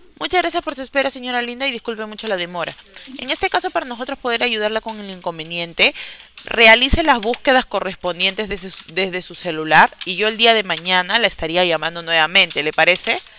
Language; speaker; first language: Spanish; native; Spanish